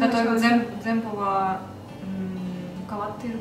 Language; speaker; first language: Japanese; non-native, fluent; Russian